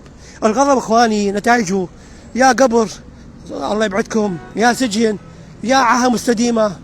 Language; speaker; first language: Arabic; native; Arabic